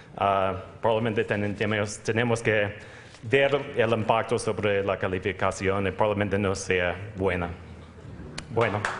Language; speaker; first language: Spanish; non-native, fluent; English